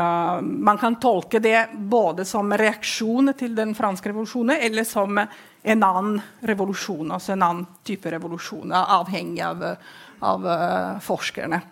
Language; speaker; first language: Norwegian; non-native, fluent; Italian